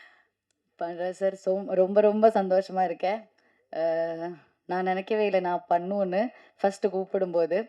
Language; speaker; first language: Tamil; non-native, learner; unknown